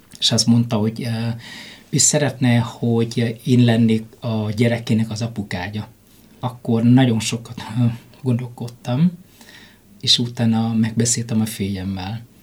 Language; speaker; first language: Hungarian; non-native, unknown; Vietnamese